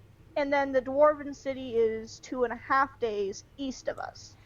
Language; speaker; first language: English; native; English